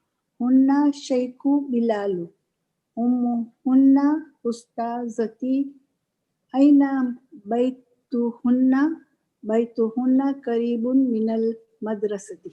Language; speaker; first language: Arabic; non-native, learner; English